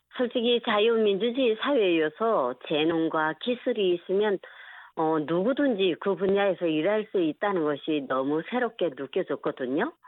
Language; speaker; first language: Korean; native; Korean